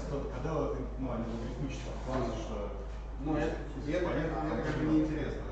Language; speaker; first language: Russian; native; Russian